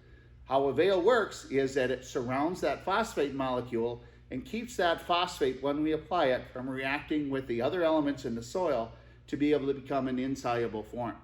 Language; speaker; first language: English; native; English